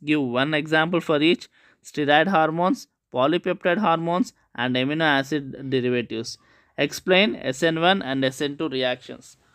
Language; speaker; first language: English; non-native, local second language; Telugu